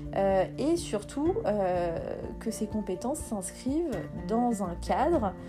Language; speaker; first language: French; non-native, local second language; Kabyle